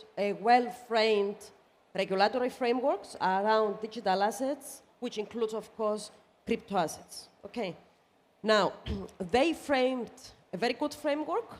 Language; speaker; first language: English; non-native, fluent; Greek